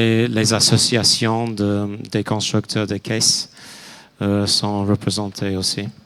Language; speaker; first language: French; non-native, fluent; English